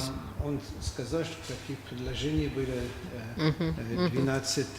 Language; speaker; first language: Russian; non-native, learner; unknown